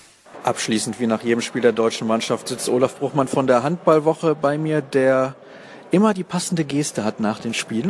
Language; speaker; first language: German; native; German